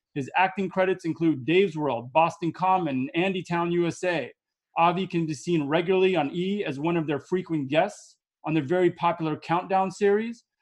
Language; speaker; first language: English; native; English